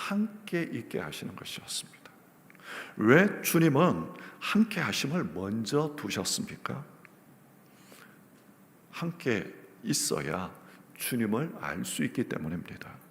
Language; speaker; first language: Korean; native; Korean